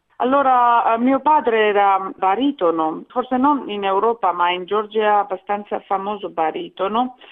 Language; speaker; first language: Italian; non-native, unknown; Georgian